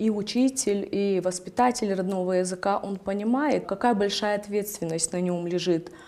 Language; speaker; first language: Russian; non-native, local second language; Ossetic